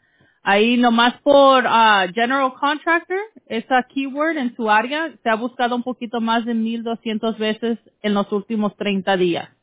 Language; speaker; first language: Spanish; early bilingual, heritage; Spanish